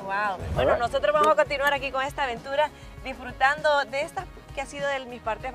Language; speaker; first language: Spanish; native; Spanish